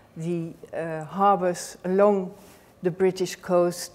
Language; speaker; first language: English; non-native, fluent; Dutch